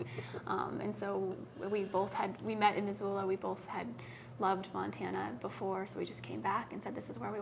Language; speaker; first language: English; native; English